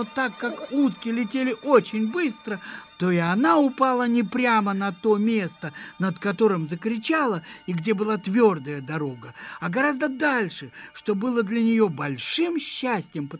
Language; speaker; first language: Russian; native; Russian